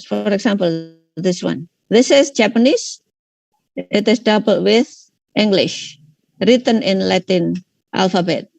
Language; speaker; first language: English; non-native, fluent; Indonesian